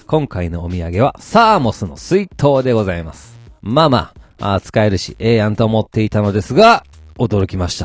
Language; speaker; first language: Japanese; native; Japanese